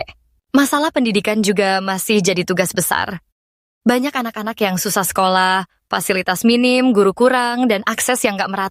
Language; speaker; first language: Indonesian; native; Indonesian